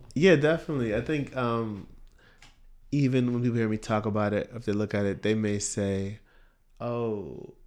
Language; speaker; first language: English; native; English